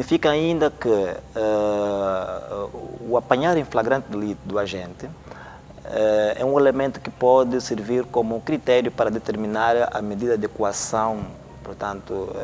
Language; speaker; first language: Portuguese; native; Portuguese